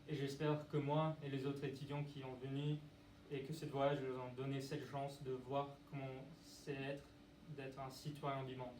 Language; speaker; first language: French; non-native, learner; English